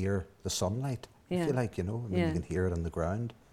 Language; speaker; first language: English; native; English